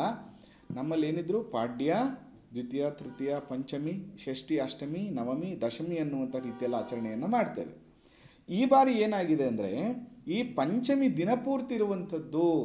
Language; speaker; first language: Kannada; native; Kannada